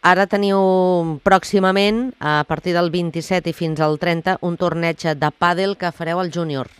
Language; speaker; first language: Catalan; native; Catalan